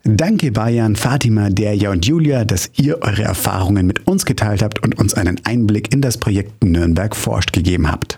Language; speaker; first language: German; native; German